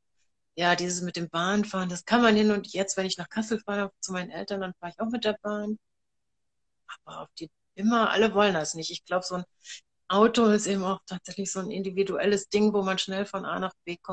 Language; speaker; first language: German; native; German